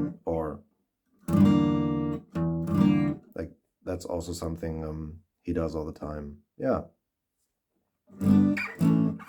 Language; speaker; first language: English; non-native, fluent; German